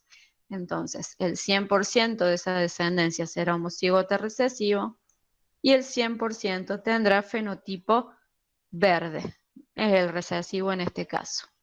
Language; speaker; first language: Spanish; native; Spanish